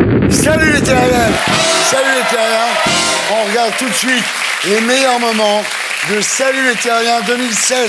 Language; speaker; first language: French; native; French